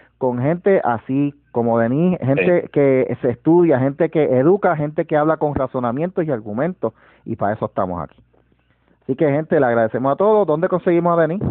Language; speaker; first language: Spanish; native; Spanish